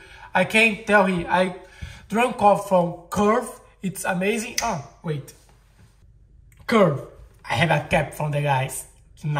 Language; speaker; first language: English; non-native, learner; Portuguese